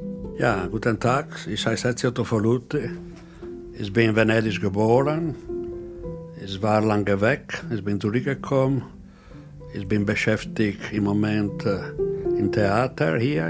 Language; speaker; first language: German; non-native, fluent; Italian